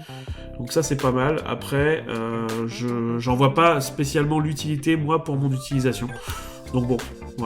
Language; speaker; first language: French; native; French